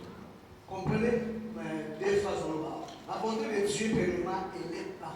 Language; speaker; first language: French; non-native, local second language; Lingala